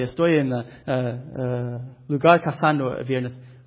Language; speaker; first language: Spanish; non-native, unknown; English